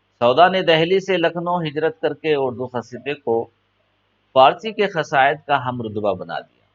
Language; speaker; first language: Urdu; native; Urdu